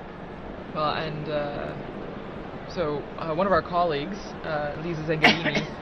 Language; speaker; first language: English; native; English